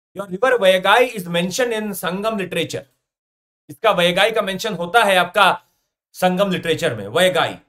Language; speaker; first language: Hindi; native; Hindi